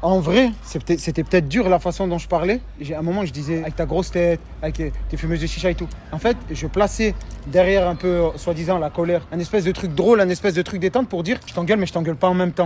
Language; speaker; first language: French; native; French